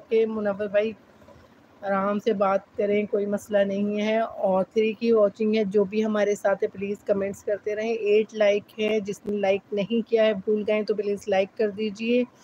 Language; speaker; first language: Urdu; native; Urdu